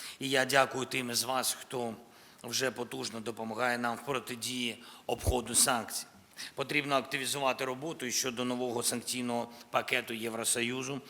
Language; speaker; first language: Ukrainian; non-native, local second language; Russian